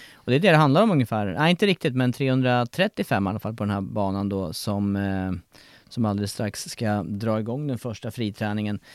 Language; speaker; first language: Swedish; native; Swedish